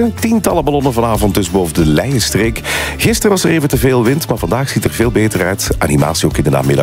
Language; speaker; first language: Dutch; native; Dutch